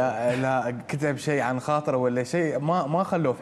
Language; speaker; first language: Arabic; native; Arabic